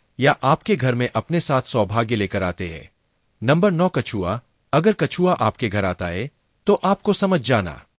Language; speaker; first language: Hindi; non-native, local second language; Gujarati